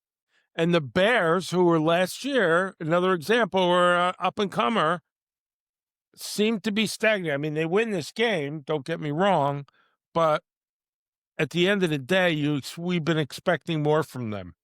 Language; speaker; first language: English; native; English